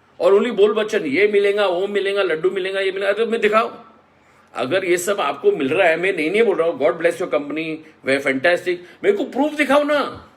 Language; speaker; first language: Hindi; non-native, local second language; Marathi